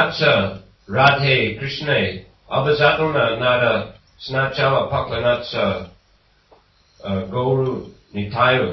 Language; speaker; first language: Russian; non-native, fluent; English